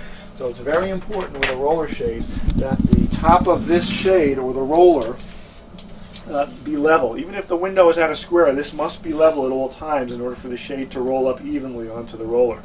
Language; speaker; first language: English; native; English